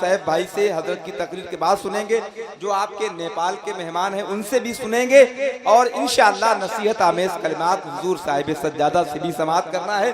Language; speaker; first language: Urdu; native; Urdu